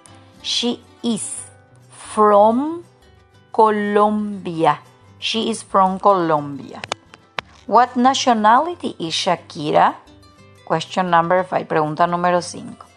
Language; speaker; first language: English; non-native, learner; Spanish